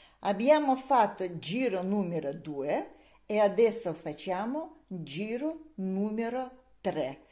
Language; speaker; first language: Italian; non-native, learner; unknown